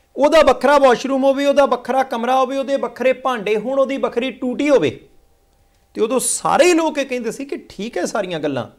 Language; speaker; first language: Punjabi; native; Punjabi